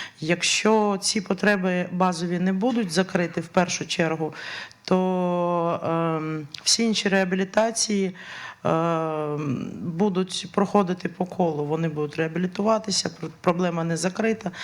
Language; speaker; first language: Ukrainian; native; Ukrainian